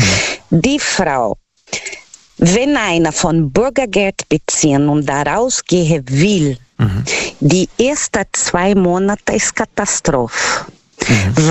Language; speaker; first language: German; non-native, learner; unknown